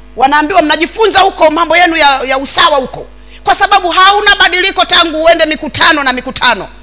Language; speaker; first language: Swahili; native; Swahili